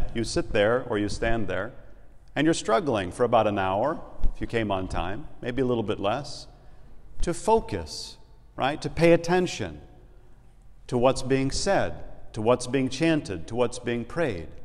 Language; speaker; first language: English; native; English